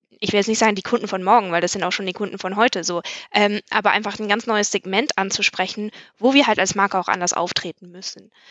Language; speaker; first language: German; native; German